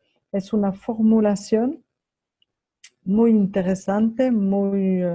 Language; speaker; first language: Spanish; non-native, fluent; French